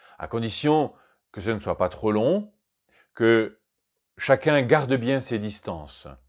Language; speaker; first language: French; native; French